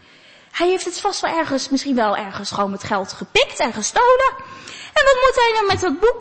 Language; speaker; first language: Dutch; native; Dutch